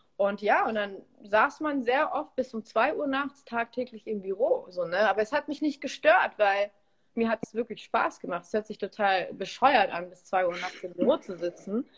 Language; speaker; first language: German; early bilingual, other home language; Polish